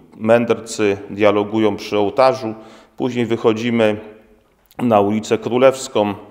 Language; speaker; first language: Polish; native; Polish